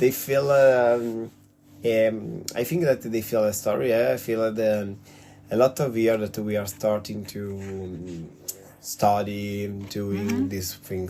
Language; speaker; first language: English; non-native, learner; Italian